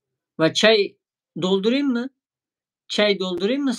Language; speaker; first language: Turkish; non-native, fluent; Tajik